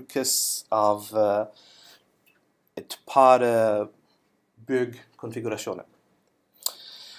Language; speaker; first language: Norwegian; non-native, learner; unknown